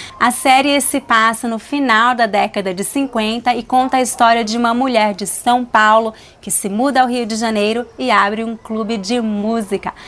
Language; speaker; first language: Portuguese; native; Portuguese